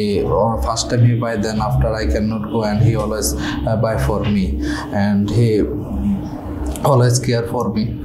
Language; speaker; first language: English; non-native, learner; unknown